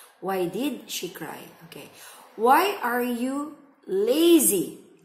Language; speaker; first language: English; non-native, fluent; Indonesian